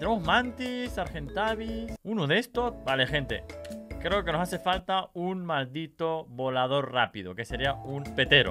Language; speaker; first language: Spanish; native; Spanish